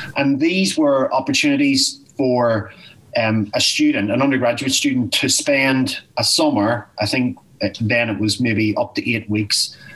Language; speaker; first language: English; native; English